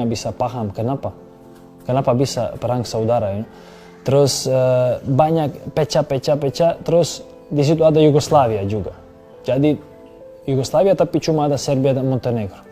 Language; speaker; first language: Indonesian; non-native, fluent; Serbian